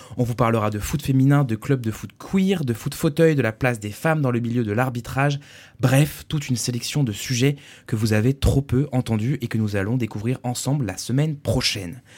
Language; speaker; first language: French; native; French